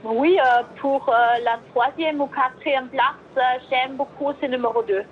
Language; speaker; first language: French; non-native, fluent; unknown